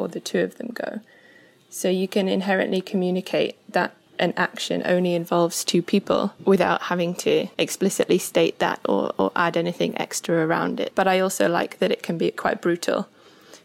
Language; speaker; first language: English; native; English